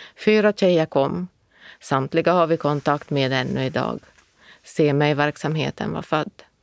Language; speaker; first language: Swedish; native; Swedish